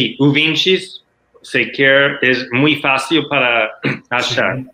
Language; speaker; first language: Portuguese; non-native, learner; English